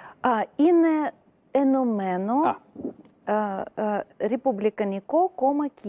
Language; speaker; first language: Greek; non-native, learner; Russian